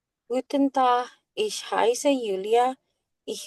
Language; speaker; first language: German; non-native, learner; Indonesian